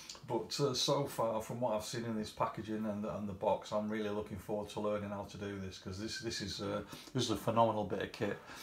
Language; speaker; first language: English; native; English